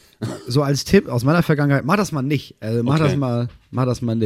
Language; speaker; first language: German; native; German